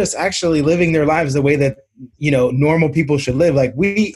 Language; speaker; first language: English; native; English